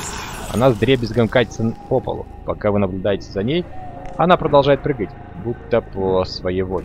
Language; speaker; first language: Russian; native; Russian